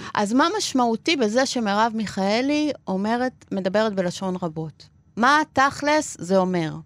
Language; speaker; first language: Hebrew; non-native, fluent; Spanish